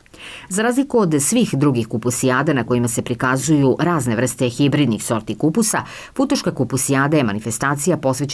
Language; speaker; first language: Serbian; native; Serbian